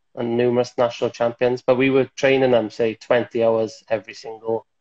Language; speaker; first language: English; native; English